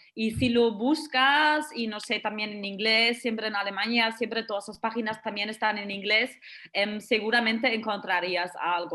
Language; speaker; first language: Spanish; non-native, fluent; German